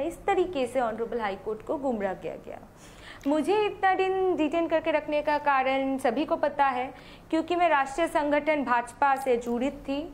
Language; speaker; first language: Hindi; non-native, local second language; Bangla